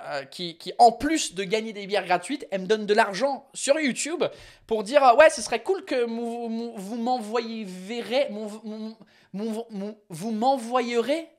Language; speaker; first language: French; non-native, fluent; English